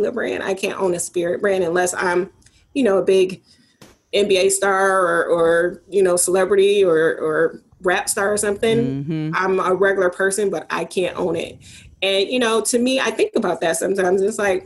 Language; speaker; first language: English; native; English